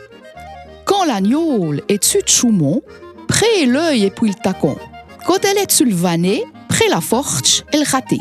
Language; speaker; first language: French; native; French